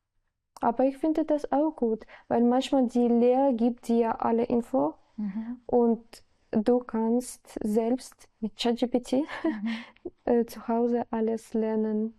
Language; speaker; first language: German; non-native, learner; Spanish